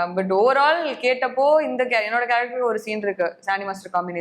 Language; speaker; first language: Tamil; native; Tamil